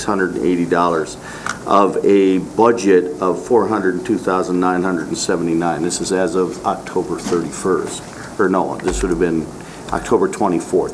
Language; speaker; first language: English; native; English